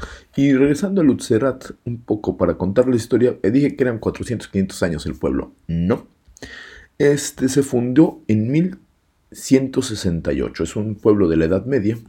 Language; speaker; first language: Spanish; native; Spanish